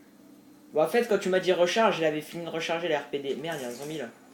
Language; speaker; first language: French; native; French